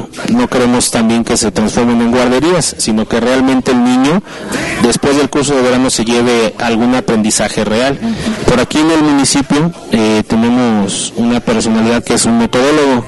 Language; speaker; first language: Spanish; native; Spanish